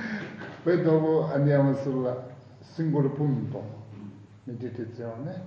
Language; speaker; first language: Italian; non-native, fluent; Tibetan